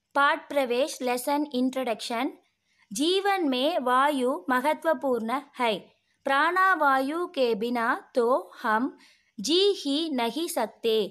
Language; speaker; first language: Hindi; non-native, local second language; Tamil